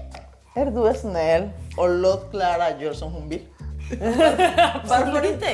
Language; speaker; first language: Swedish; non-native, learner; Spanish